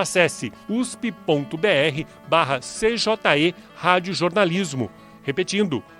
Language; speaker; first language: Portuguese; native; Portuguese